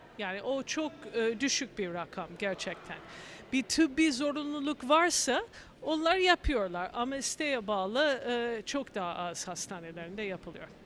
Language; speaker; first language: Turkish; non-native, fluent; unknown